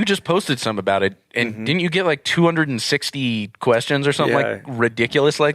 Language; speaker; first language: English; native; English